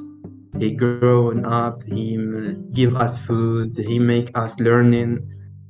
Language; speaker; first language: English; non-native, learner; Arabic